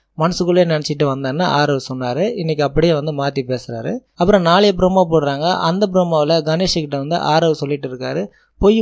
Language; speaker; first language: Tamil; native; Tamil